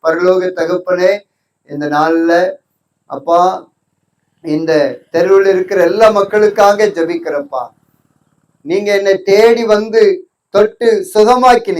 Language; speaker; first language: Tamil; native; Tamil